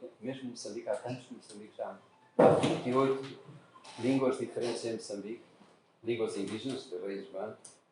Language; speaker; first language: Portuguese; native; Portuguese